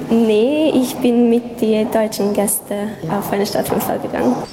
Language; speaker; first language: German; non-native, learner; Hungarian